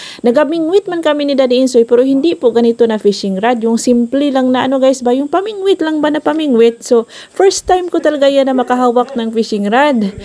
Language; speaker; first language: Filipino; non-native, local second language; Cebuano